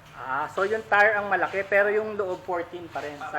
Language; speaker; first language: Filipino; native; Filipino